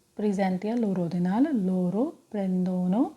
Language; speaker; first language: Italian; non-native, fluent; Punjabi